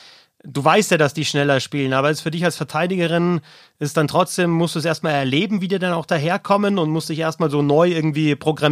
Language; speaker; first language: German; native; German